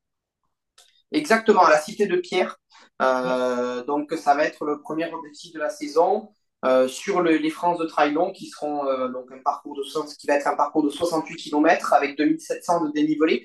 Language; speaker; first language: French; native; French